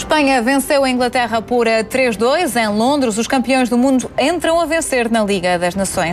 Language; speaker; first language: Portuguese; native; Portuguese